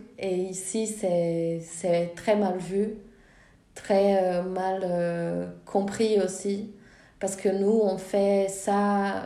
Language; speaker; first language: French; non-native, fluent; Portuguese